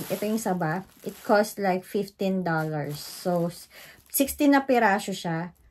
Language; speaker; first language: Filipino; native; Filipino